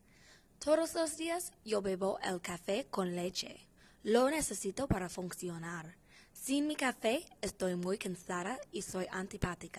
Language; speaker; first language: Spanish; non-native, learner; English